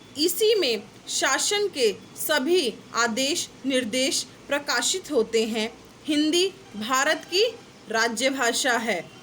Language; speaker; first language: Hindi; native; Hindi